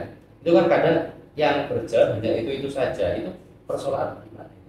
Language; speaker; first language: Indonesian; native; Indonesian